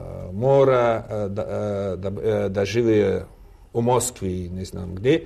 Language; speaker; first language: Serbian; non-native, learner; Russian